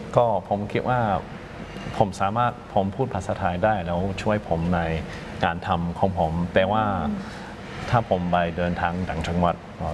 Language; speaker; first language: Thai; non-native, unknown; English